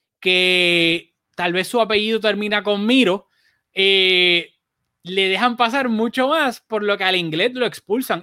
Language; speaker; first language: Spanish; native; Spanish